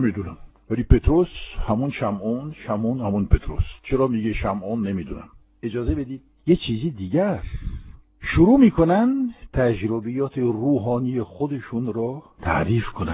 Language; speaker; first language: Persian; non-native, fluent; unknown